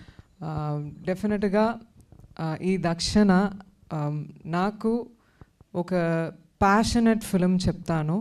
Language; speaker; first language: Telugu; non-native, learner; Tamil